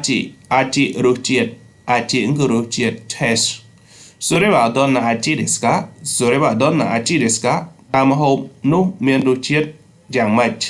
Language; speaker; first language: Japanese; non-native, learner; Khmer